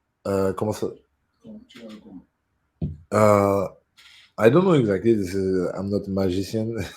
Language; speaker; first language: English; non-native, fluent; French